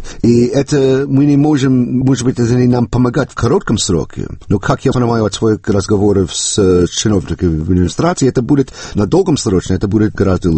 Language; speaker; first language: Russian; non-native, fluent; English